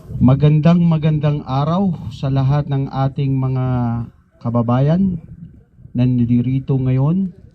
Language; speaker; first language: Filipino; non-native, local second language; Cebuano